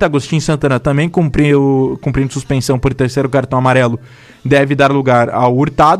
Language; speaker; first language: Portuguese; native; Portuguese